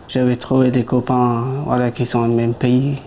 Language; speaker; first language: French; non-native, learner; Persian